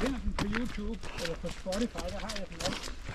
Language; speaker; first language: Danish; native; Danish